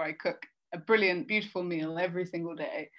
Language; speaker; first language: English; native; English